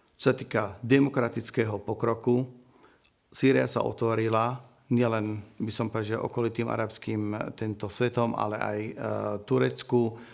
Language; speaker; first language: Slovak; non-native, fluent; Arabic